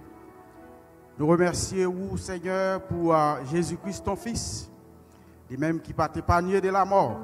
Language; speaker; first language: French; non-native, local second language; Haitian Creole